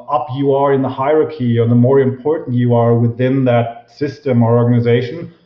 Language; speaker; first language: English; non-native, fluent; German